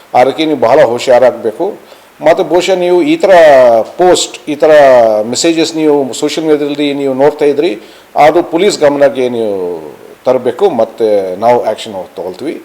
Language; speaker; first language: Kannada; non-native, fluent; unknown